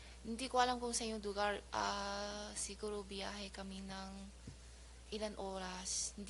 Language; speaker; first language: Filipino; non-native, learner; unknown